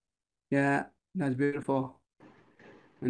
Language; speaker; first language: English; non-native, learner; Chinese